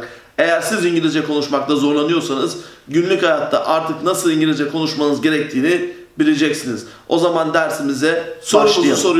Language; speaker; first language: Turkish; native; Turkish